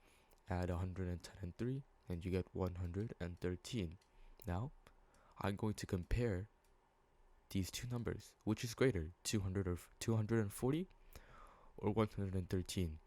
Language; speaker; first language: English; native; English